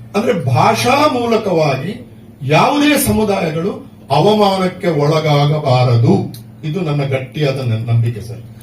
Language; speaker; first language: Kannada; non-native, local second language; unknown